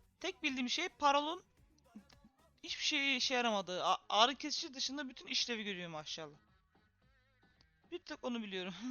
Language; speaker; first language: Turkish; native; Turkish